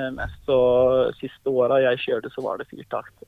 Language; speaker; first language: Norwegian; early bilingual, heritage; Swedish